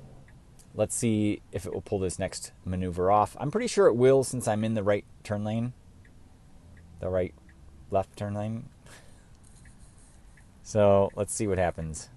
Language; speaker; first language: English; native; English